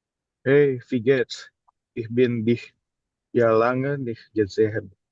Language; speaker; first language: German; non-native, learner; Indonesian